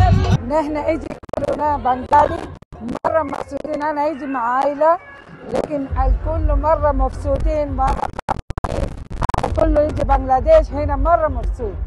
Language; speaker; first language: Arabic; non-native, learner; Bangla